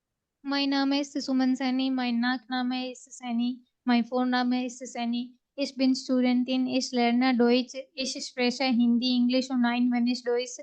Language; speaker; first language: German; non-native, learner; Hindi